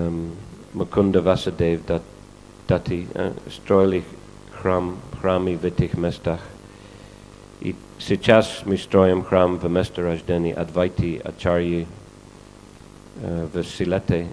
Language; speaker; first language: Russian; non-native, fluent; English